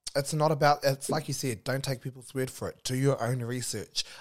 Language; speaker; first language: English; non-native, local second language; Māori